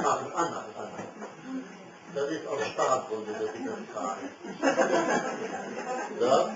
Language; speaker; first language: German; non-native, fluent; French